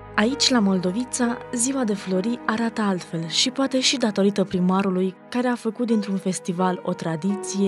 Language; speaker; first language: Romanian; native; Romanian